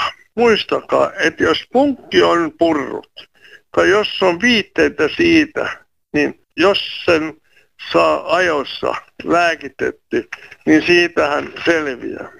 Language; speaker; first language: Finnish; native; Finnish